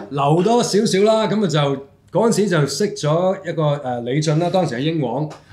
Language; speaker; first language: Cantonese; early bilingual, heritage; Cantonese